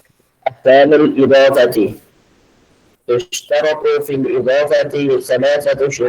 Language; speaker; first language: Arabic; non-native, learner; Indonesian